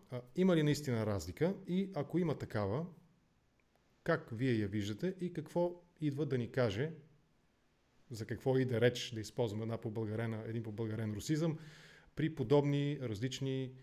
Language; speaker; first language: Bulgarian; native; Bulgarian